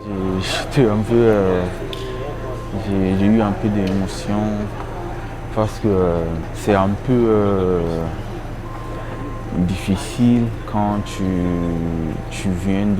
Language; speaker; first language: French; non-native, fluent; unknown